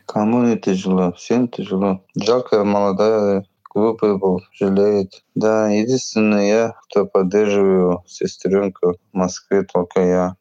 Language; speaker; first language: Russian; non-native, learner; Uzbek